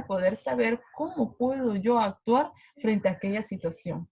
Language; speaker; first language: Spanish; native; Spanish